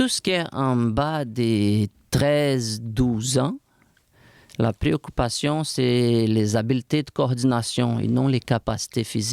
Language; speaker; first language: French; non-native, fluent; Portuguese